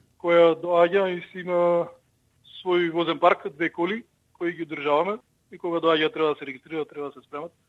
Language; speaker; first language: Macedonian; early bilingual, heritage; Macedonian